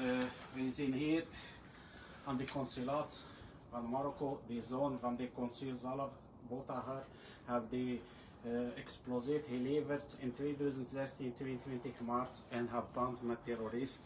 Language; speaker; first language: Dutch; non-native, learner; Arabic